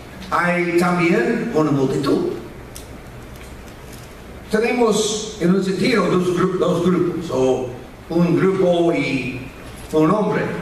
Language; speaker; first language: Spanish; non-native, fluent; English